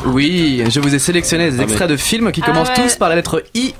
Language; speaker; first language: French; native; French